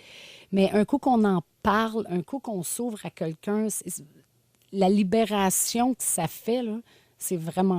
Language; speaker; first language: French; native; French